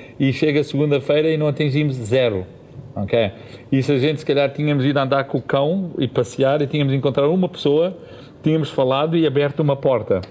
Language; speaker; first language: Portuguese; early bilingual, heritage; Portuguese